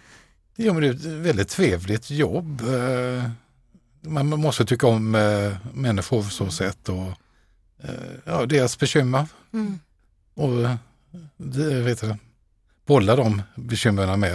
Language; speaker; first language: Swedish; native; Swedish